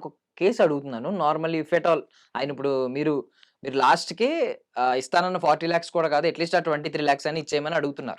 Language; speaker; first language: Telugu; native; Telugu